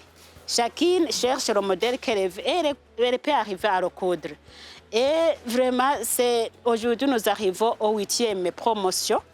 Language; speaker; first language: French; non-native, local second language; Rundi